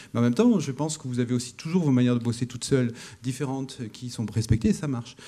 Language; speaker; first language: French; native; French